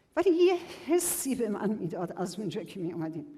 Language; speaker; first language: Persian; native; Persian